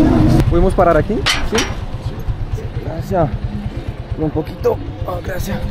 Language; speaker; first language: Spanish; non-native, learner; French